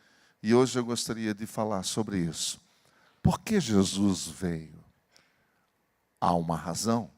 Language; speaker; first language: Portuguese; native; Portuguese